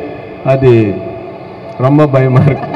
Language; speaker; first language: Tamil; non-native, learner; Telugu